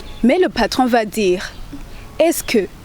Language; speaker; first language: French; non-native, local second language; Rundi